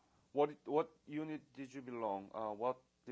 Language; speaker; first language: English; non-native, fluent; Korean